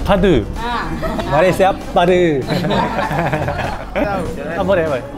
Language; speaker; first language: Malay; non-native, learner; Japanese